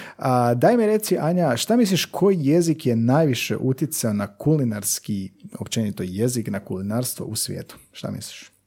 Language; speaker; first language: Croatian; native; Croatian